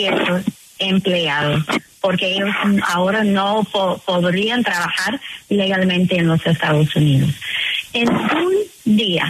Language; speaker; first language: Spanish; non-native, fluent; English